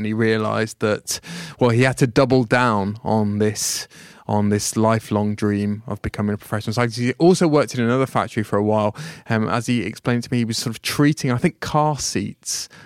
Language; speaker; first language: English; native; English